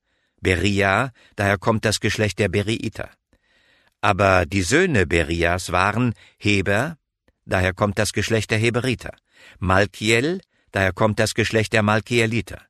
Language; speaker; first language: German; native; German